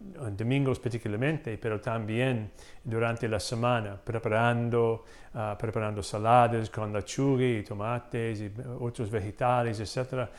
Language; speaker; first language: Spanish; non-native, fluent; English